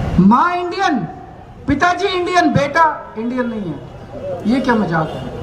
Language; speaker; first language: Hindi; native; Hindi